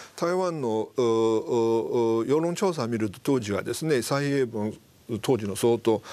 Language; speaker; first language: Japanese; non-native, fluent; Chinese